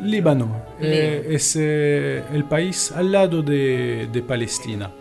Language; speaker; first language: Spanish; non-native, fluent; French